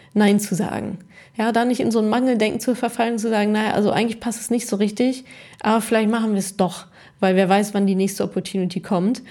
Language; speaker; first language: German; native; German